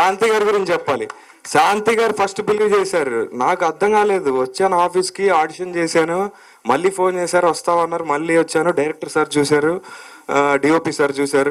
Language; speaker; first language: Telugu; native; Telugu